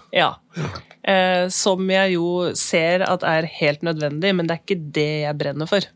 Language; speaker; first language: Norwegian; native; Norwegian